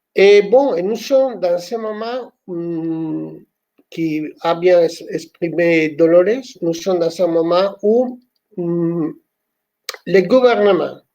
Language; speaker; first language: French; non-native, fluent; Spanish